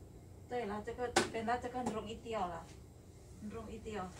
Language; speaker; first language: Chinese; non-native, learner; Indonesian